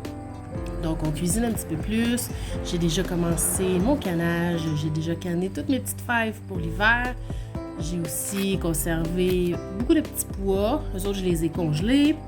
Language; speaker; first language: French; native; French